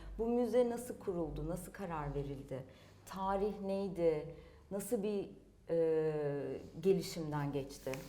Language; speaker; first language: Turkish; native; Turkish